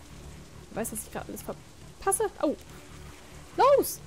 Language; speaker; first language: German; native; German